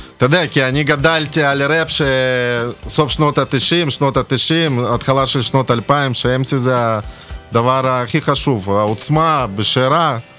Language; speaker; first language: Hebrew; early bilingual, other home language; Russian